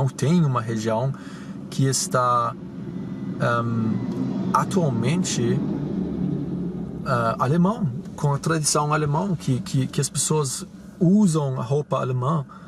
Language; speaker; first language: Portuguese; non-native, fluent; German